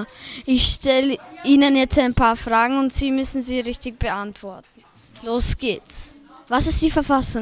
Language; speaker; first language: German; native; German